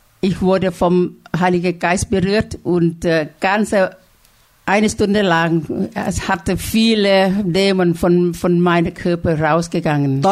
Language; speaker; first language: German; non-native, fluent; Thai